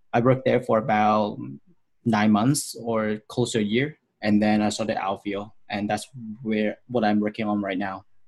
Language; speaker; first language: English; non-native, local second language; Cantonese